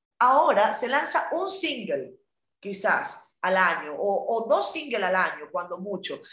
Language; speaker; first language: Spanish; native; Spanish